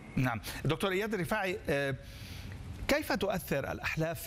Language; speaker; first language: Arabic; native; Arabic